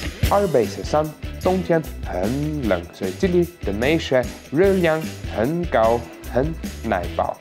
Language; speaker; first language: Chinese; non-native, learner; German